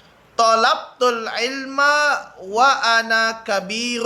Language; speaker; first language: Arabic; non-native, fluent; Indonesian